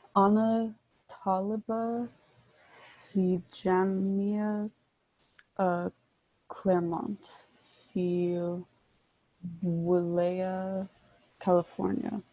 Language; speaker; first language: Arabic; non-native, learner; English